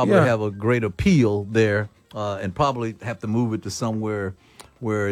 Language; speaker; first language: English; native; English